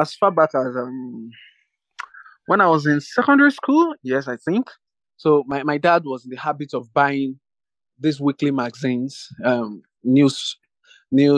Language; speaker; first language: English; non-native, local second language; Yoruba